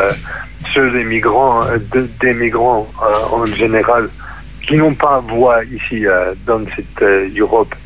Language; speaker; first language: French; non-native, fluent; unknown